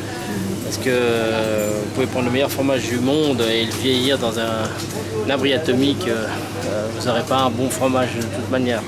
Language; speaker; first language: French; native; French